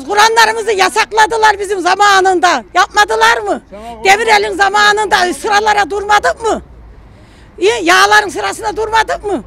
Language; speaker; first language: Turkish; native; Turkish